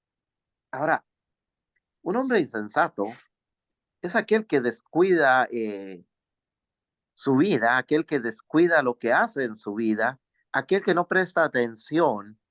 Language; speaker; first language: Spanish; native; Spanish